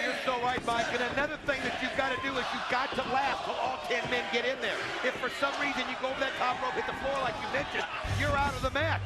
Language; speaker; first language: English; native; English